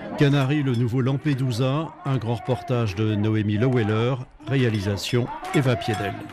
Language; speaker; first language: French; native; French